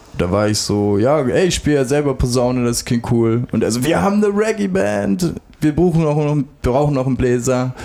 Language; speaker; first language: German; native; German